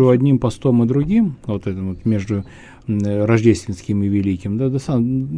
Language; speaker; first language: Russian; native; Russian